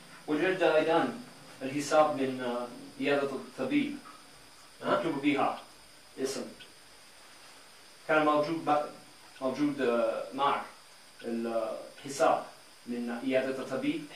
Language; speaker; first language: Arabic; non-native, fluent; English